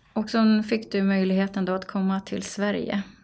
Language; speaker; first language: Swedish; native; Swedish